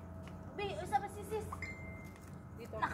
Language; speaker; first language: Filipino; non-native, local second language; Cebuano